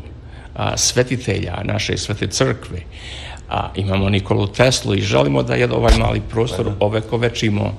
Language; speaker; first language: Serbian; native; Serbian